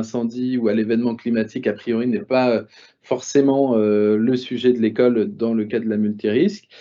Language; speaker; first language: French; native; French